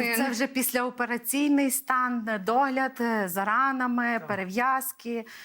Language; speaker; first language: Ukrainian; native; Ukrainian